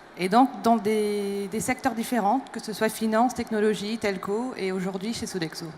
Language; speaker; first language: French; non-native, fluent; English